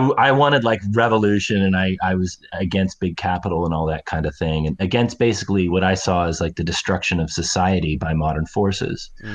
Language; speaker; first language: English; native; English